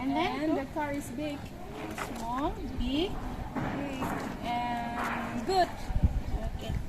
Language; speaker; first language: English; non-native, learner; Indonesian